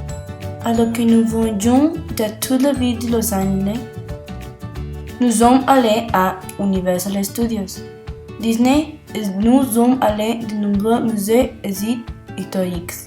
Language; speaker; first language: French; non-native, learner; Spanish